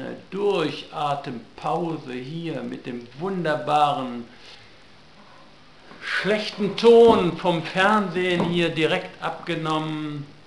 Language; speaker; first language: German; native; German